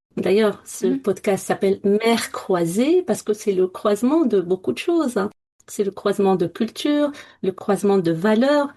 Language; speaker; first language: French; non-native, local second language; Arabic